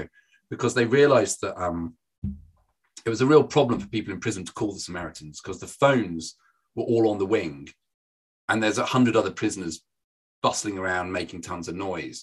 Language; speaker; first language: English; native; English